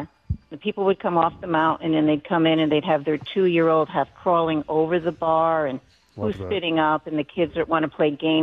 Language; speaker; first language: English; native; English